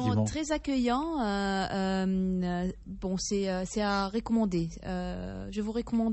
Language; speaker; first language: French; non-native, fluent; Arabic